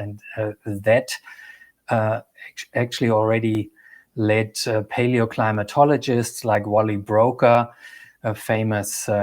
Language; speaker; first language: English; non-native, fluent; German